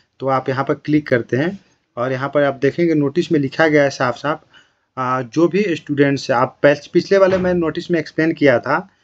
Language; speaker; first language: Hindi; non-native, local second language; Bhojpuri